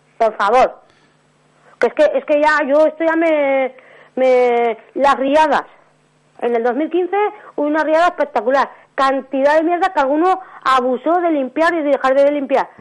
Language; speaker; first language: Spanish; native; Spanish